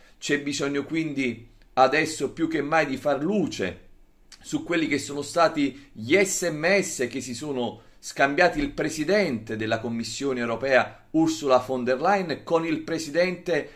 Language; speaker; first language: Italian; native; Italian